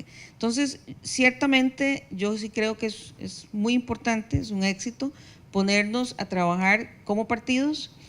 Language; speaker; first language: Spanish; native; Spanish